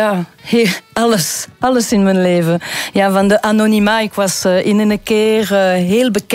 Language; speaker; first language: Dutch; non-native, local second language; French